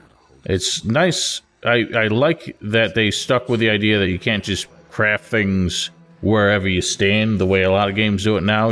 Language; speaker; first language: English; native; English